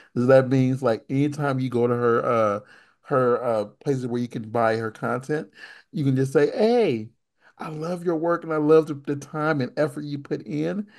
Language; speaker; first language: English; native; English